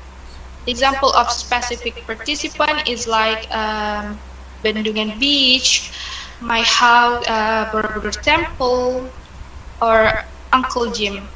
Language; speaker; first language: English; non-native, learner; Indonesian